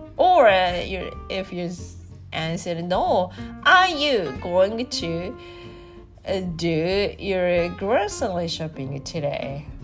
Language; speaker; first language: English; non-native, learner; Japanese